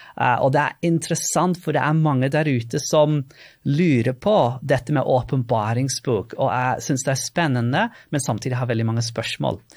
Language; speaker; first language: Norwegian; non-native, fluent; English